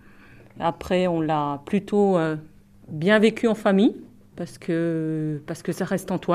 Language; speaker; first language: French; native; French